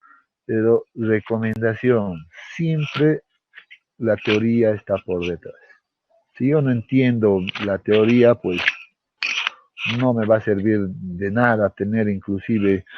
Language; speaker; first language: Spanish; native; Spanish